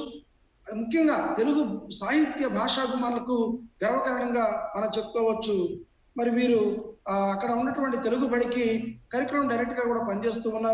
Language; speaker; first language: Telugu; native; Telugu